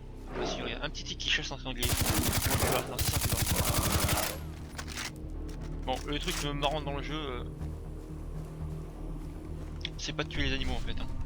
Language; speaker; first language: French; native; French